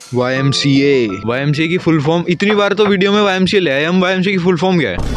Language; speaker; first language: Hindi; native; Hindi